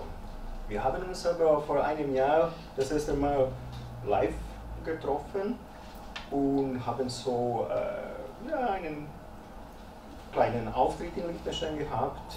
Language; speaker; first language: German; early bilingual, other home language; Croatian